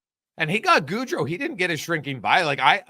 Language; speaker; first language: English; native; English